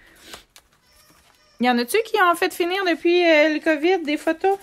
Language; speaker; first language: French; native; French